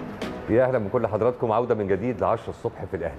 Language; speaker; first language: Arabic; native; Arabic